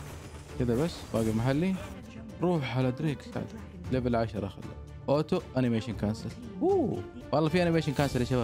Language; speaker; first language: Arabic; native; Arabic